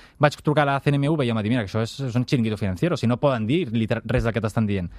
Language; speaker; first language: Catalan; native; Catalan